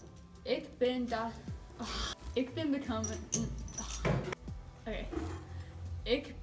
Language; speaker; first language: German; non-native, learner; English